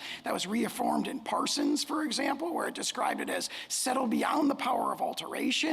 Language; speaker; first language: English; native; English